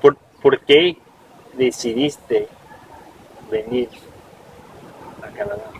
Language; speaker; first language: Spanish; non-native, fluent; English